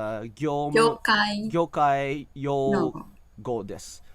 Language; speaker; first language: Japanese; non-native, fluent; English